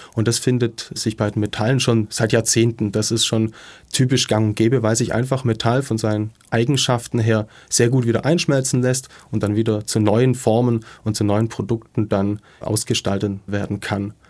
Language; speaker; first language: German; native; German